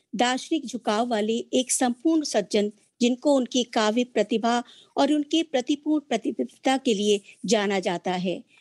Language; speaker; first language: Hindi; native; Hindi